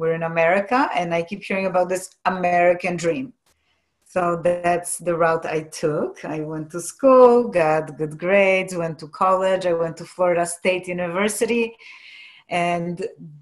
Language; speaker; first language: English; non-native, fluent; Polish